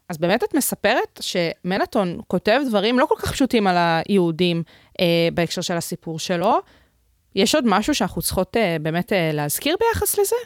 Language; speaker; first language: Hebrew; native; Hebrew